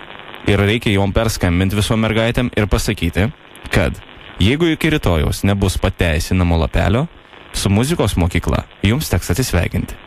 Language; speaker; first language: Lithuanian; native; Lithuanian